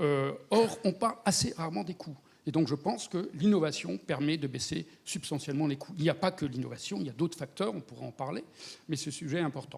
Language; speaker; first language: French; native; French